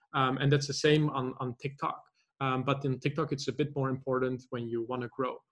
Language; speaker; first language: English; non-native, fluent; Dutch